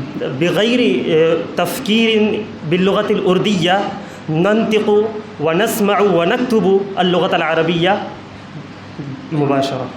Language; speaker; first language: Arabic; non-native, fluent; Urdu